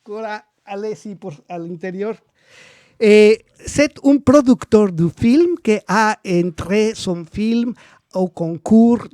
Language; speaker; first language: French; non-native, learner; Spanish